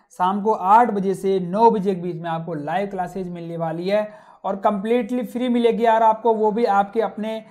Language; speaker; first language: Hindi; native; Hindi